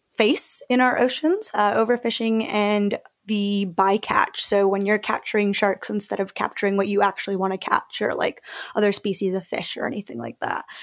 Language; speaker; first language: English; early bilingual, other home language; Spanish